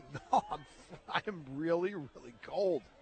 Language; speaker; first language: English; native; English